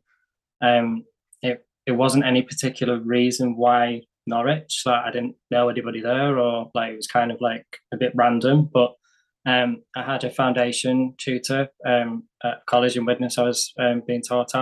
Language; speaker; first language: English; native; English